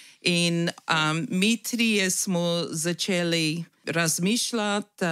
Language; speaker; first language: Slovenian; early bilingual, heritage; Slovenian